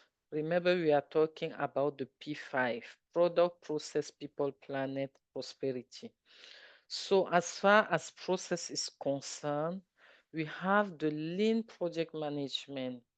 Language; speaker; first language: English; non-native, local second language; French